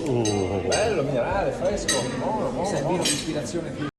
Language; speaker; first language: Italian; native; Italian